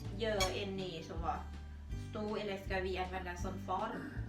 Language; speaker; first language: Swedish; non-native, learner; Thai